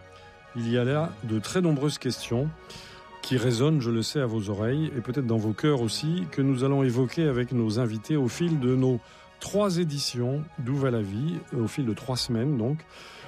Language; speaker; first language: French; native; French